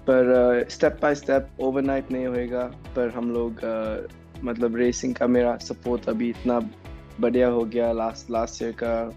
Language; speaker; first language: Hindi; non-native, local second language; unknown